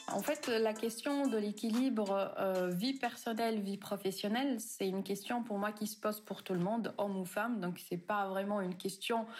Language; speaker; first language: French; non-native, local second language; Arabic